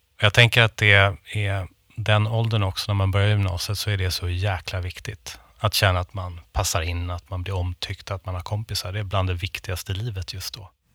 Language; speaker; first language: Swedish; native; Swedish